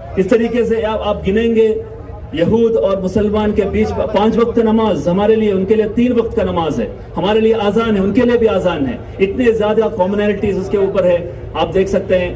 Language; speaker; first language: Urdu; non-native, local second language; Malayalam